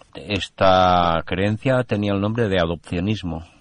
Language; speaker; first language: Spanish; non-native, local second language; Catalan